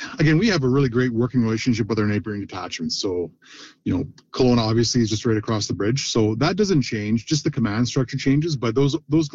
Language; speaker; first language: English; native; English